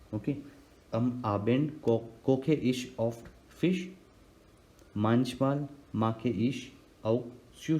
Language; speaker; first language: German; non-native, learner; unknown